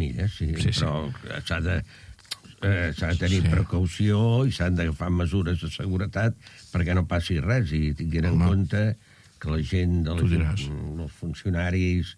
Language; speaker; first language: Catalan; native; Catalan